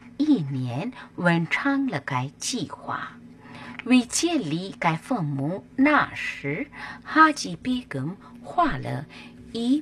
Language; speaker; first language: Chinese; non-native, fluent; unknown